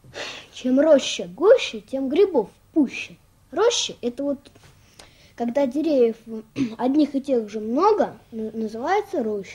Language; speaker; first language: Russian; native; Russian